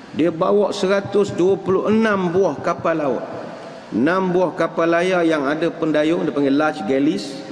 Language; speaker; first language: Malay; native; Malay